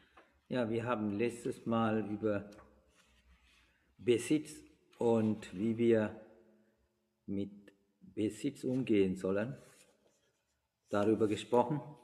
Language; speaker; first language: German; non-native, fluent; Sinhala